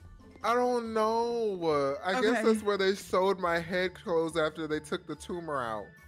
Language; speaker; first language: English; native; English